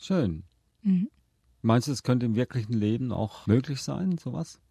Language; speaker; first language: German; native; German